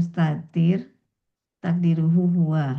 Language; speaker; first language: Arabic; non-native, learner; Indonesian